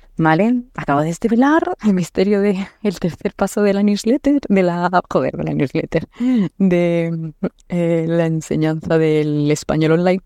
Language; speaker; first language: Spanish; native; Spanish